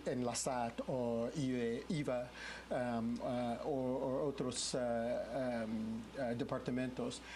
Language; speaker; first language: Spanish; non-native, fluent; English